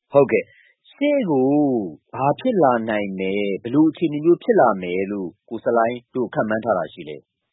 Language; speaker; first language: Burmese; native; Burmese